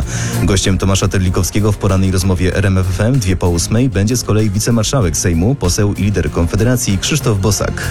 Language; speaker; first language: Polish; native; Polish